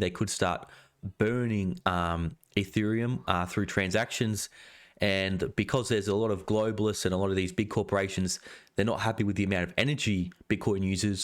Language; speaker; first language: English; native; English